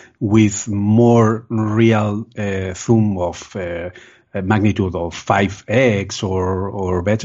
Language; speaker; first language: English; non-native, fluent; Spanish